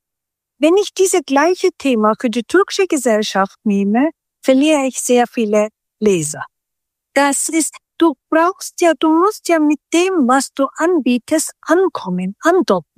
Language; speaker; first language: German; non-native, fluent; Turkish